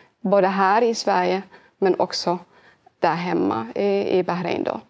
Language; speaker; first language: Swedish; early bilingual, other home language; Arabic